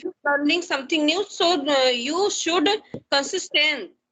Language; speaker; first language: English; non-native, learner; Hindi